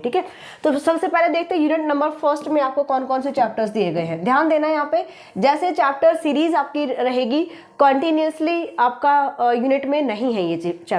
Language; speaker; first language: Hindi; native; Hindi